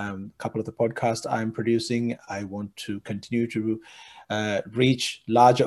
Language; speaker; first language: English; non-native, local second language; Sinhala